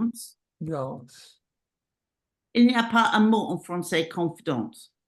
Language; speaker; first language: French; non-native, learner; English